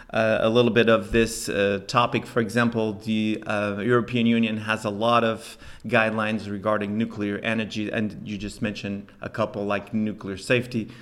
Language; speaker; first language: English; non-native, fluent; Spanish